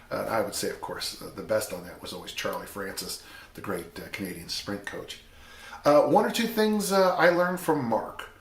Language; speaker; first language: English; native; English